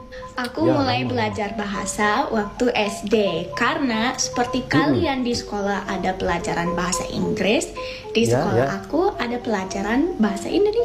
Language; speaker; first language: Indonesian; non-native, fluent; English